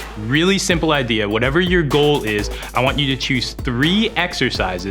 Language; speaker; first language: English; native; English